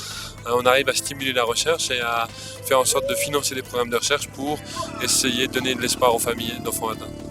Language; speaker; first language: French; native; French